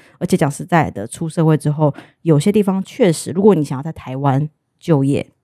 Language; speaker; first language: Chinese; native; Chinese